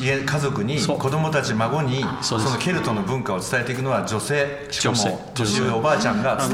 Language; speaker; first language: Japanese; native; Japanese